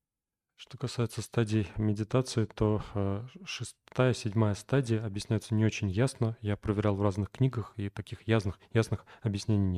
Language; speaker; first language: Russian; native; Russian